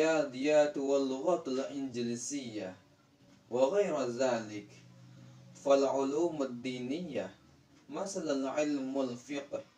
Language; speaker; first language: Arabic; non-native, learner; Indonesian